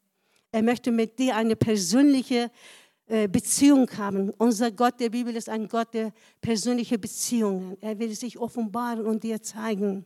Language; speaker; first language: German; non-native, fluent; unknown